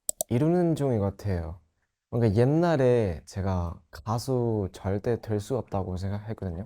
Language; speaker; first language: Korean; non-native, local second language; Thai